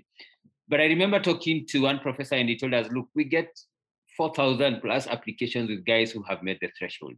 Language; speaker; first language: English; non-native, local second language; Kikuyu